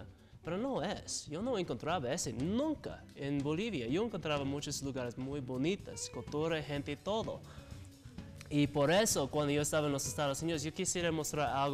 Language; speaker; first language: Spanish; non-native, learner; English